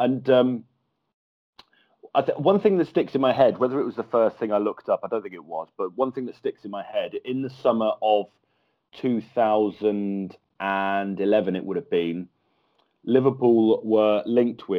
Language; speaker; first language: English; native; English